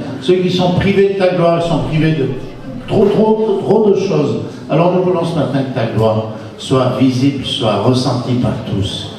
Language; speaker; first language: French; native; French